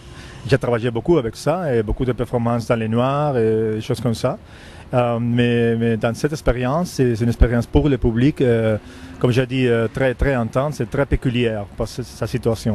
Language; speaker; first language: French; non-native, fluent; Spanish